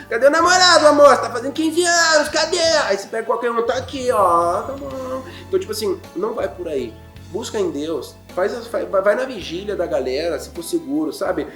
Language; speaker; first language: Portuguese; non-native, fluent; German